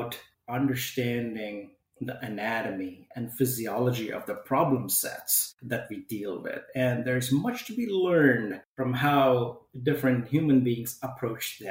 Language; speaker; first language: English; non-native, local second language; Tamil